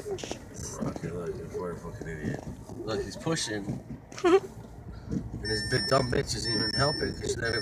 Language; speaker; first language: English; native; English